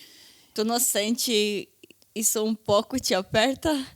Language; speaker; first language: Portuguese; non-native, fluent; Hebrew